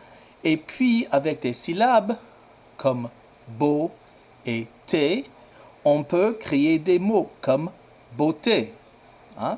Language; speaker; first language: French; non-native, fluent; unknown